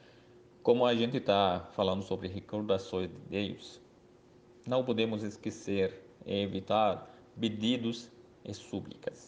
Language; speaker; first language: Portuguese; non-native, learner; Arabic